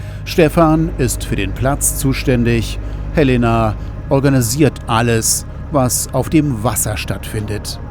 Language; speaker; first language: German; native; German